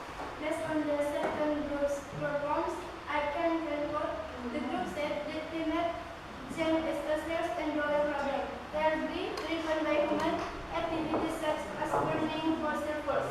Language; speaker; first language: English; non-native, learner; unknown